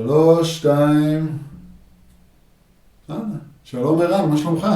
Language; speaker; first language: Hebrew; native; Hebrew